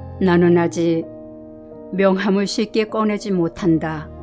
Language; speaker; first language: Korean; native; Korean